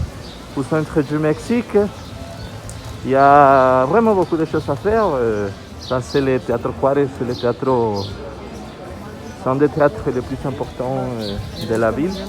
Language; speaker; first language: French; non-native, fluent; Spanish